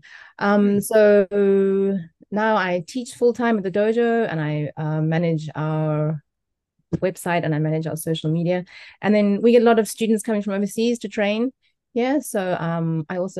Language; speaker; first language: English; native; English